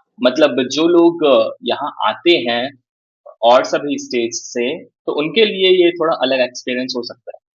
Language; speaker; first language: Hindi; native; Hindi